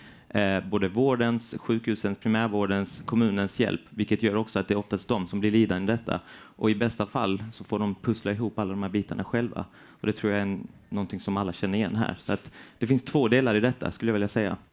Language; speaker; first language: Swedish; native; Swedish